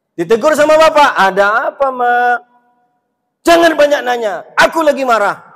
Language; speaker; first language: Indonesian; non-native, local second language; Minangkabau